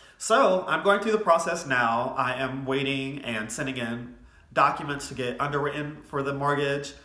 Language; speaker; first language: English; native; English